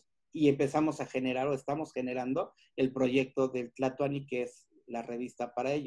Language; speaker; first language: Spanish; native; Spanish